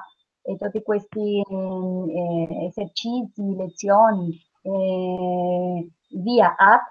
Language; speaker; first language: Italian; non-native, learner; Spanish